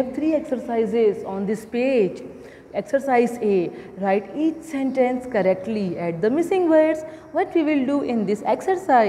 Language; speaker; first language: English; non-native, local second language; Urdu